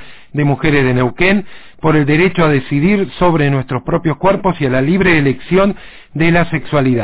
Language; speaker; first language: Spanish; native; Spanish